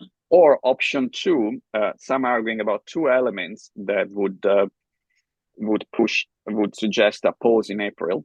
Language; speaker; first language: English; non-native, fluent; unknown